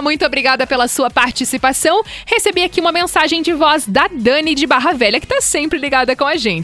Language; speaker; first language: Portuguese; native; Portuguese